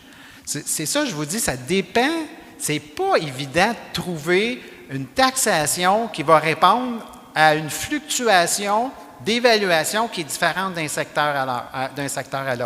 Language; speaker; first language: French; native; French